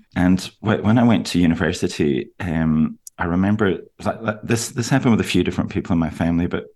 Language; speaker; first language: English; native; English